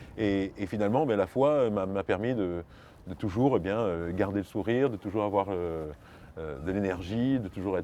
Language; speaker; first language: French; native; French